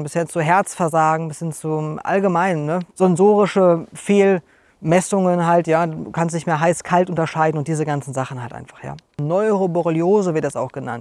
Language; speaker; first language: German; native; German